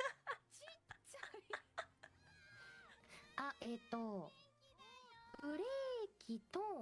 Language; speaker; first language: Japanese; native; Japanese